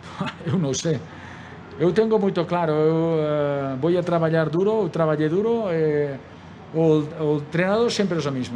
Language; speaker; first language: Portuguese; non-native, learner; Spanish